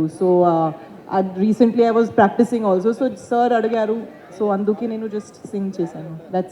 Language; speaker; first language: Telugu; non-native, learner; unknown